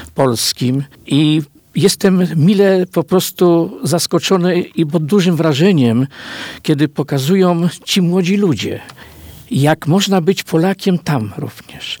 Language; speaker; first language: Polish; native; Polish